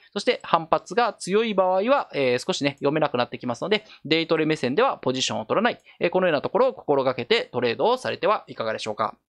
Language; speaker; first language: Japanese; native; Japanese